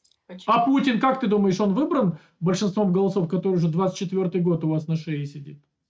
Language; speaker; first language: Russian; native; Russian